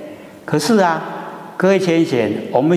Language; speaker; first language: Chinese; native; Chinese